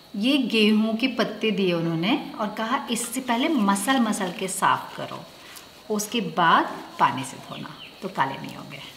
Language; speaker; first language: Hindi; native; Hindi